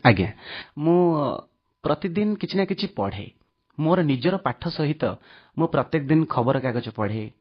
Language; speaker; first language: Odia; native; Odia